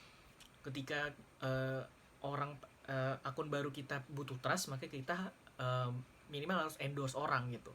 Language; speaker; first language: Indonesian; native; Indonesian